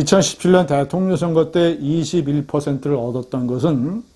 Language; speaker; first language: Korean; native; Korean